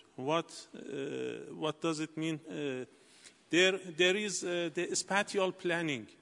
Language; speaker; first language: English; non-native, learner; Persian